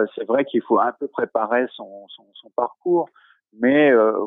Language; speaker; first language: French; native; French